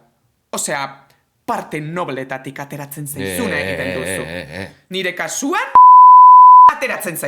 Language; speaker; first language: Basque; native; Basque